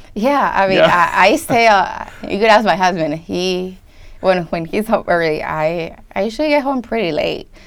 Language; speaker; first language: English; non-native, fluent; Spanish